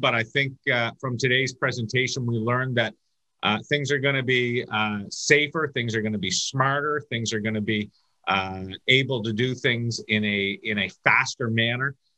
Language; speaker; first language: English; native; English